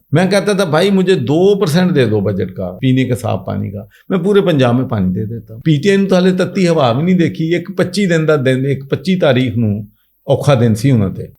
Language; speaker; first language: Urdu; non-native, local second language; Punjabi